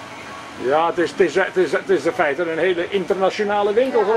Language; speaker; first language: Dutch; native; Dutch